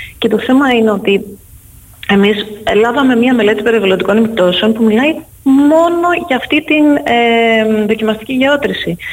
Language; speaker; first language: Greek; non-native, fluent; Dutch